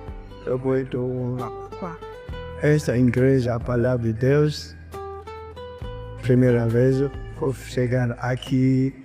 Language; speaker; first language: Portuguese; non-native, learner; Lingala